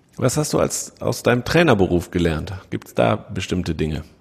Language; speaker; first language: German; native; German